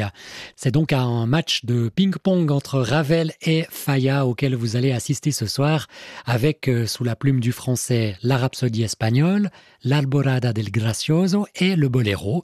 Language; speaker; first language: French; native; French